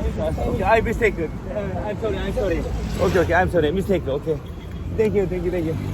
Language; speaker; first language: English; non-native, learner; Korean